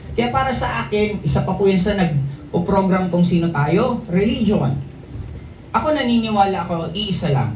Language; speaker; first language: Filipino; non-native, local second language; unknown